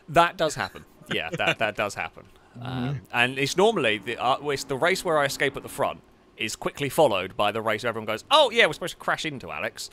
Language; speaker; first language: English; native; English